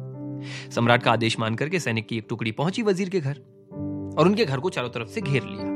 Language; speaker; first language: Hindi; native; Hindi